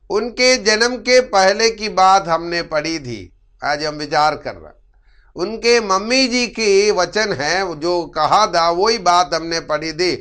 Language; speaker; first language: Hindi; non-native, local second language; Malayalam